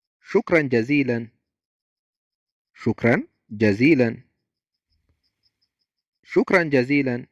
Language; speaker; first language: Arabic; non-native, fluent; Amharic